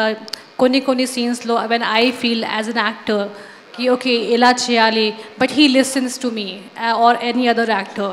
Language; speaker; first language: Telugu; non-native, fluent; Hindi